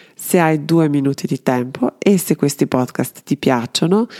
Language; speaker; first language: Italian; non-native, fluent; Serbian